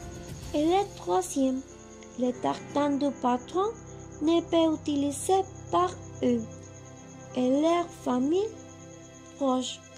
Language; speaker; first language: French; non-native, learner; Spanish